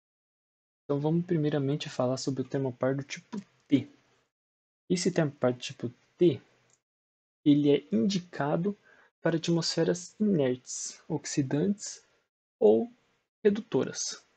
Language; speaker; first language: Portuguese; native; Portuguese